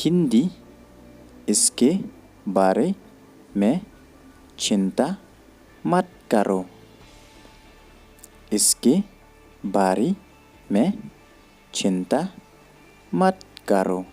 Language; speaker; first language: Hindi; non-native, learner; Khasi